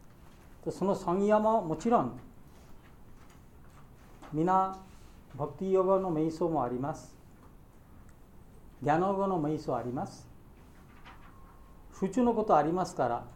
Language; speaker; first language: Japanese; non-native, learner; Bangla